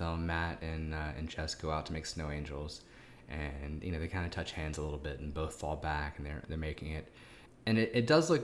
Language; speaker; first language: English; native; English